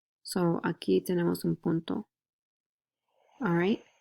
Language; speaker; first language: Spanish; non-native, learner; English